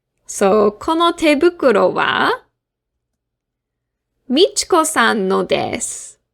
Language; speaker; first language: Japanese; non-native, fluent; English